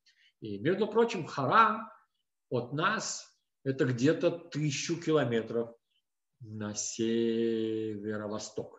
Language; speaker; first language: Russian; native; Russian